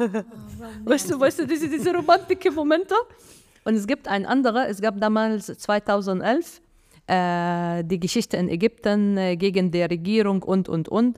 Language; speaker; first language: German; non-native, fluent; Arabic